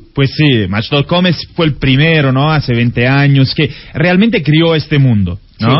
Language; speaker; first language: Spanish; non-native, fluent; Italian